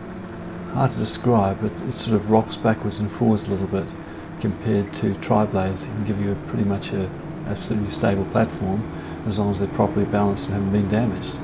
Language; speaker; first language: English; native; English